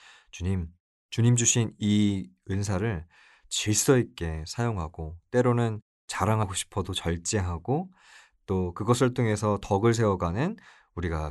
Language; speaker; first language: Korean; native; Korean